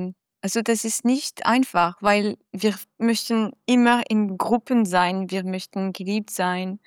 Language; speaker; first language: German; non-native, fluent; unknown